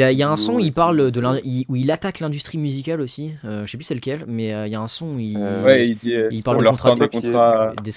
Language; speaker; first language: French; native; French